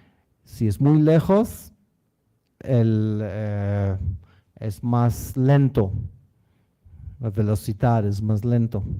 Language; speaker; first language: Spanish; non-native, learner; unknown